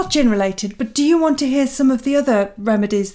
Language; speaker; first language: English; native; English